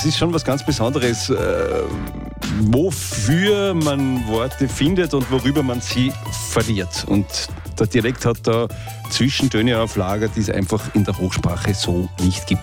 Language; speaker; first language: German; native; German